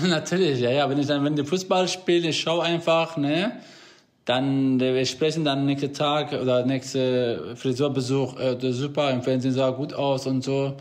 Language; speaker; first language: German; non-native, fluent; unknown